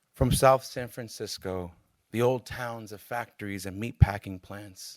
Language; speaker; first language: English; native; English